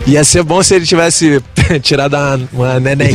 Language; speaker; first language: Portuguese; native; Portuguese